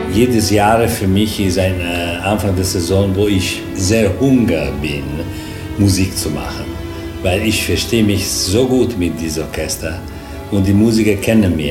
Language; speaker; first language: German; non-native, learner; Italian